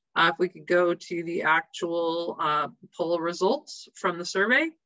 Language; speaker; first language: English; native; English